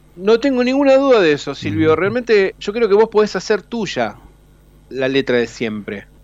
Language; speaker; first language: Spanish; native; Spanish